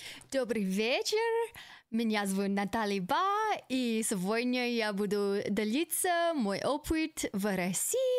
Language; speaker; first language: Russian; non-native, learner; English